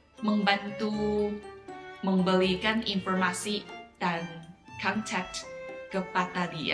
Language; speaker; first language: Indonesian; non-native, fluent; Chinese